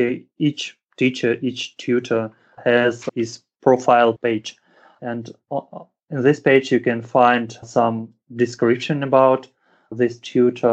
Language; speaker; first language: English; non-native, fluent; Russian